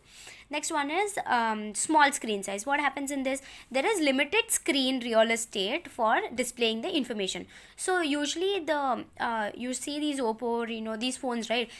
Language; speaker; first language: English; non-native, local second language; Telugu